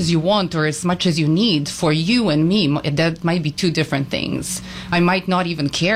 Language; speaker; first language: English; non-native, fluent; Serbian